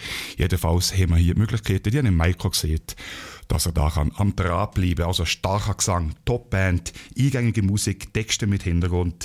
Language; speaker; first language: German; native; German